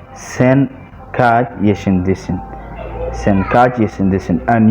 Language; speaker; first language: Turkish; non-native, learner; Somali